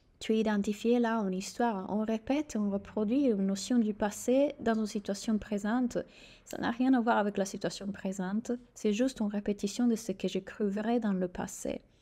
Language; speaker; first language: French; native; French